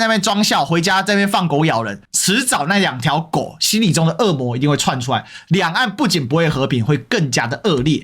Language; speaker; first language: Chinese; native; Chinese